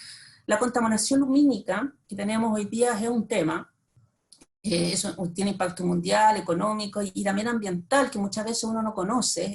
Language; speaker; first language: Spanish; native; Spanish